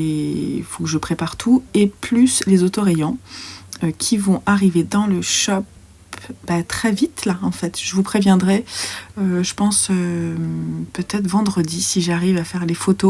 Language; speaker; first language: French; native; French